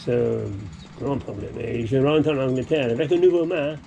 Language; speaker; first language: French; non-native, learner; English